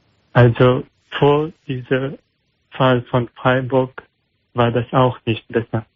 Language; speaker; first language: German; non-native, learner; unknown